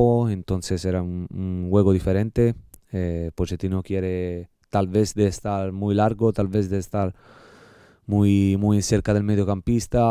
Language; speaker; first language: Spanish; non-native, learner; Italian